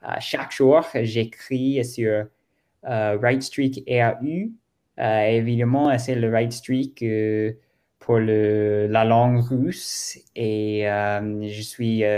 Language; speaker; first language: French; non-native, learner; German